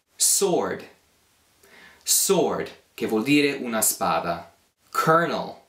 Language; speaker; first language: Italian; non-native, fluent; English